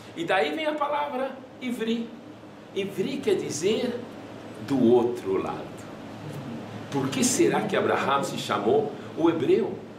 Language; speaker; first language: Portuguese; non-native, fluent; French